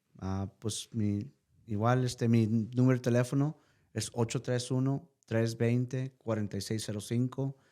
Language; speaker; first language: Spanish; early bilingual, heritage; Spanish